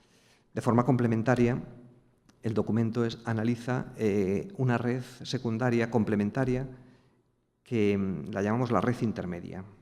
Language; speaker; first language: Spanish; native; Spanish